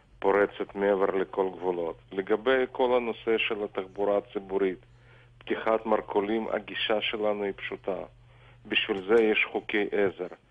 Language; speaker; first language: Hebrew; non-native, fluent; Russian